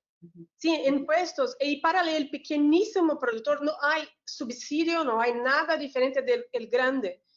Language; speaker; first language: Spanish; non-native, learner; Portuguese